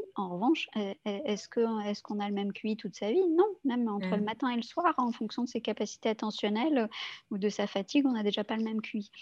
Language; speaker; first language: French; native; French